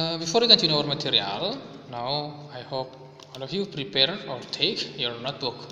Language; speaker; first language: English; non-native, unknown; Indonesian